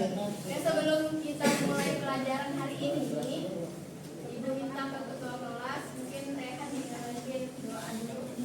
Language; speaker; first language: Indonesian; native; Indonesian